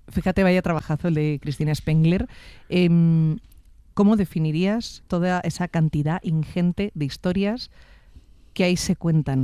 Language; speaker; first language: Spanish; native; Spanish